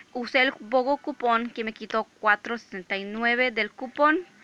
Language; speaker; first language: Spanish; early bilingual, other home language; English